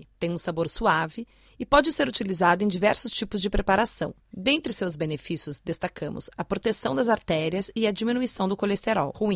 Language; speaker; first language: Portuguese; native; Portuguese